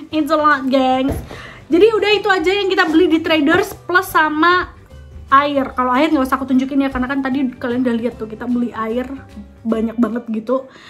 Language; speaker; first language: Indonesian; native; Indonesian